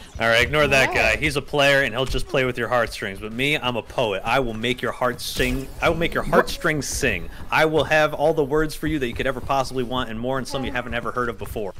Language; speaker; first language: English; native; English